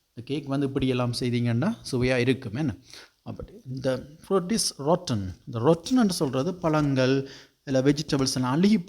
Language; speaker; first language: Tamil; native; Tamil